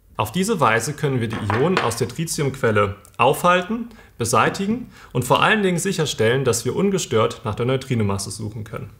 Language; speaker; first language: German; native; German